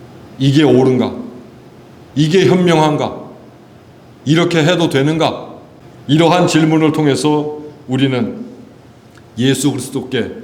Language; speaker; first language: Korean; native; Korean